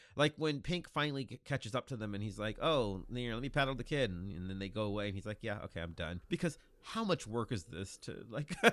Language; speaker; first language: English; native; English